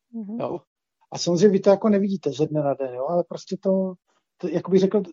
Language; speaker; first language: Czech; native; Czech